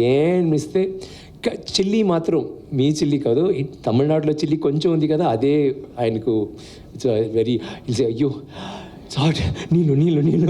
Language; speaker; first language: Telugu; non-native, learner; Tamil